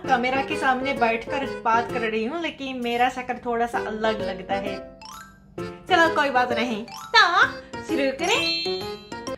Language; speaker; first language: Hindi; non-native, fluent; Japanese